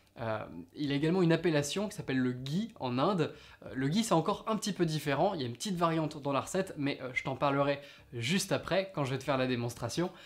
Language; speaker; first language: French; native; French